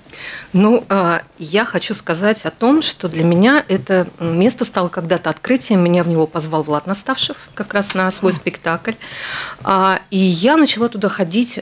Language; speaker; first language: Russian; native; Russian